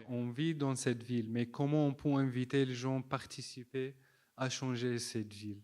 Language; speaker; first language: French; non-native, fluent; Arabic